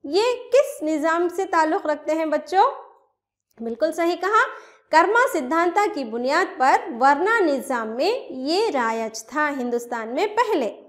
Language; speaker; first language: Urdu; native; Urdu